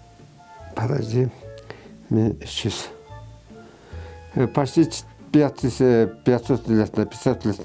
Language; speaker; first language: Russian; non-native, local second language; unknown